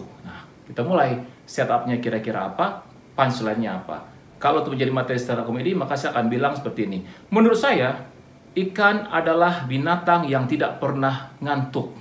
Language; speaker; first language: Indonesian; native; Indonesian